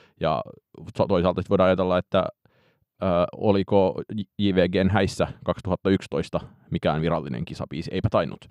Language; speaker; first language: Finnish; native; Finnish